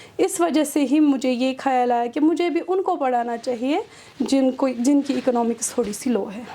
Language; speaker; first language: Urdu; non-native, local second language; Kashmiri